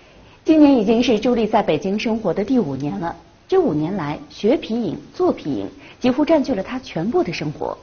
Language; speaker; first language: Chinese; native; Chinese